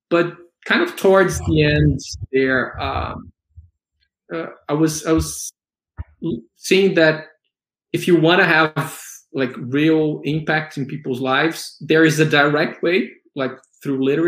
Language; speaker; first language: English; non-native, fluent; Portuguese